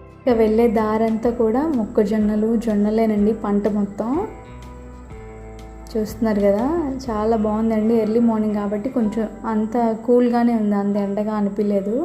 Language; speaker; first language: Telugu; native; Telugu